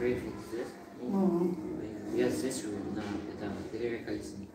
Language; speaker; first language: Russian; non-native, learner; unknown